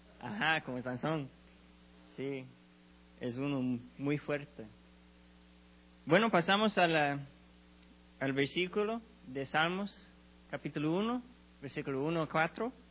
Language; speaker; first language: Spanish; non-native, learner; English